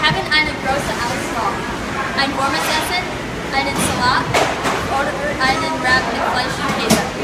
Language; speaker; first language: German; non-native, learner; English